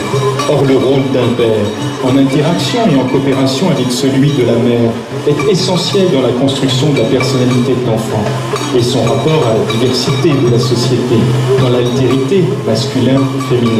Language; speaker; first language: French; native; French